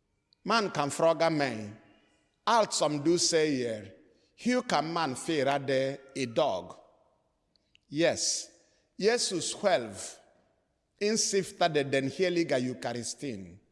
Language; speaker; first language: Swedish; non-native, fluent; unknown